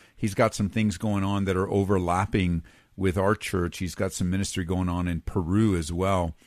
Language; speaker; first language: English; native; English